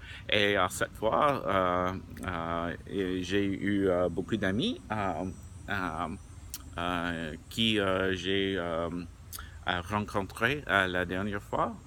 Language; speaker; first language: French; non-native, learner; English